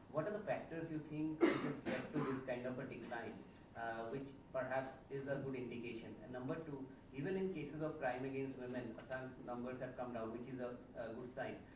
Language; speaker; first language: English; non-native, local second language; Assamese